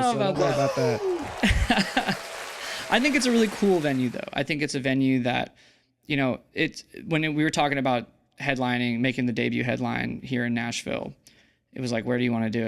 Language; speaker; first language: English; native; English